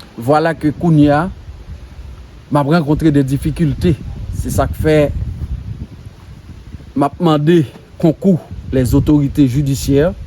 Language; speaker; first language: French; non-native, local second language; Haitian Creole